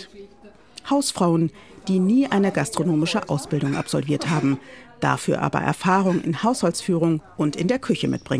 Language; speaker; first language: German; native; German